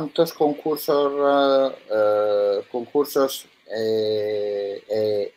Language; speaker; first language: Spanish; non-native, fluent; Italian